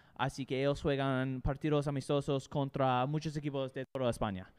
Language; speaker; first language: Spanish; non-native, learner; English